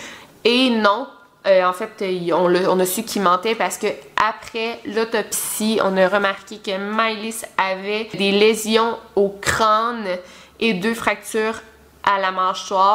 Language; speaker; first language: French; native; French